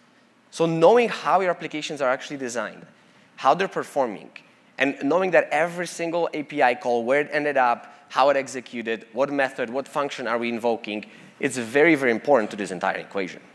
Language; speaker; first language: English; non-native, fluent; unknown